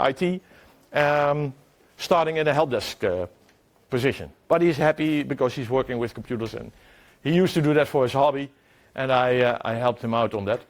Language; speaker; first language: English; non-native, fluent; Dutch